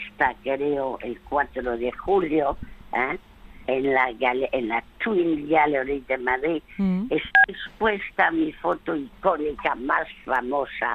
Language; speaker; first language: Spanish; early bilingual, other home language; French